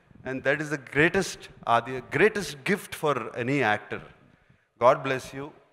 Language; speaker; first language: English; non-native, local second language; Telugu